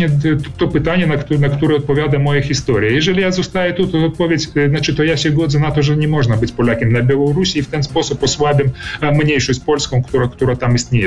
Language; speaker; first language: Polish; early bilingual, heritage; Polish